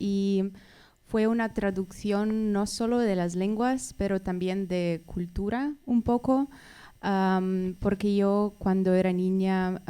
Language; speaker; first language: Spanish; non-native, fluent; Russian